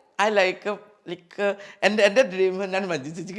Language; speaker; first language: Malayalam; non-native, fluent; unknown